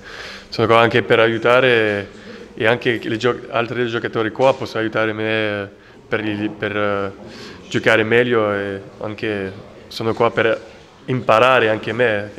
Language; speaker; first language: Italian; non-native, learner; French